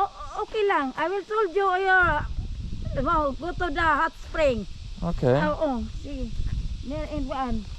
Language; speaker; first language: English; non-native, learner; Cebuano